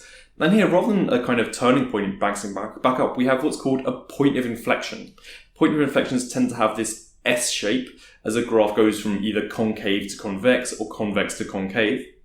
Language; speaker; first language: English; native; English